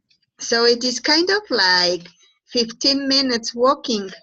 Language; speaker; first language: English; non-native, fluent; Spanish